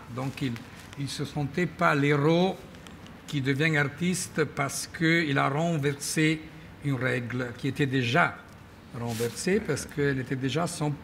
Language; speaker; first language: French; non-native, fluent; Italian